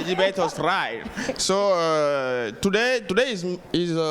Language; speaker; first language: English; non-native, learner; French